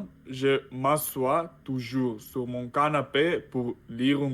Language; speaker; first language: French; non-native, learner; Russian